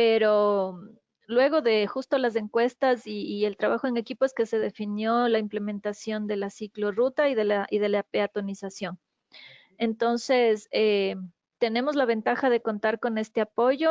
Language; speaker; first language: Spanish; native; Spanish